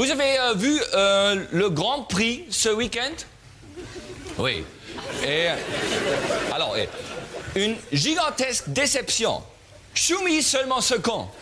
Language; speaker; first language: French; non-native, learner; German